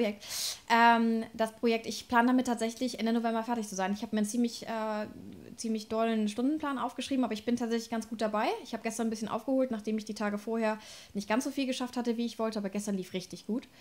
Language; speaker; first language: German; native; German